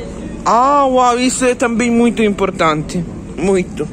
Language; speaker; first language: Portuguese; non-native, learner; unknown